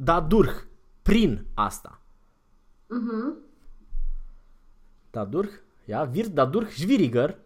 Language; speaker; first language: German; non-native, fluent; Romanian